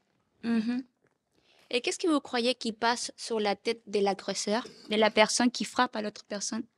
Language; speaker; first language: French; non-native, learner; Spanish